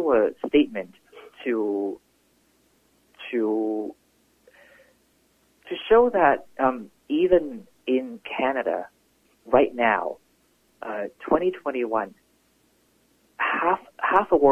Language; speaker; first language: English; non-native, local second language; Cantonese